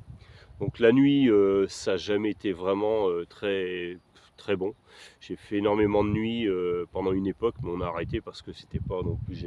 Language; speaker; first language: French; native; French